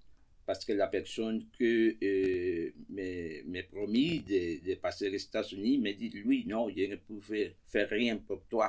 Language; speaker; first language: French; non-native, fluent; Spanish